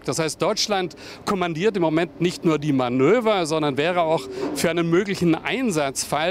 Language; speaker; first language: German; native; German